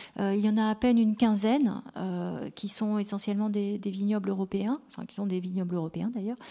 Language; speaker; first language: French; native; French